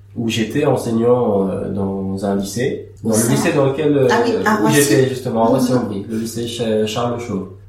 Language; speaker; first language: French; early bilingual, other home language; Aramaic